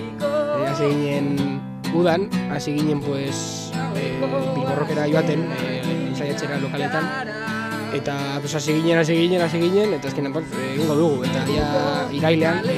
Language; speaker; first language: Basque; non-native, local second language; Spanish